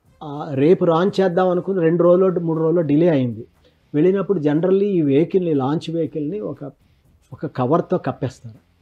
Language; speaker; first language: Telugu; native; Telugu